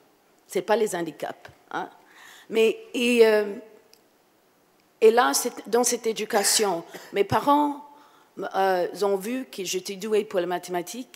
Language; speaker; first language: French; non-native, fluent; English